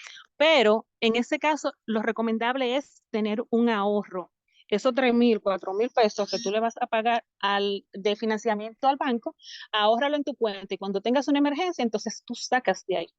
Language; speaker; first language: Spanish; native; Spanish